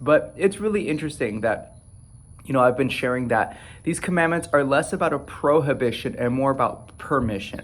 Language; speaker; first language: English; native; English